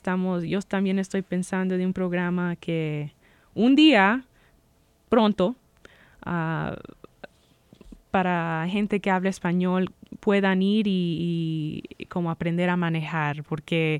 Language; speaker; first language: Spanish; early bilingual, heritage; Spanish